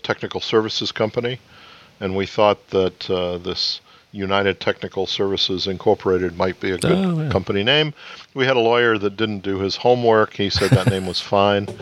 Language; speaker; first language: English; native; English